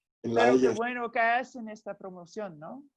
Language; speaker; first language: Spanish; non-native, fluent; Dutch